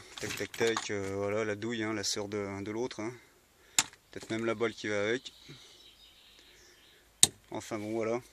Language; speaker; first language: French; native; French